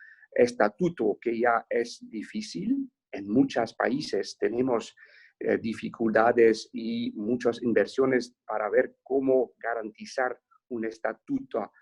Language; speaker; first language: Spanish; non-native, fluent; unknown